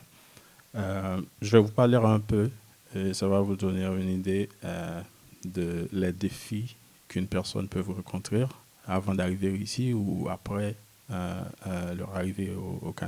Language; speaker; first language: French; non-native, local second language; Haitian Creole